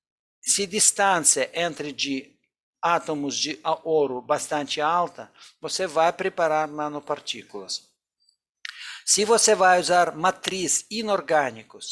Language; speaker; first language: Portuguese; non-native, fluent; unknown